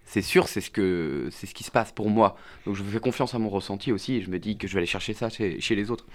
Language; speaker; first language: French; native; French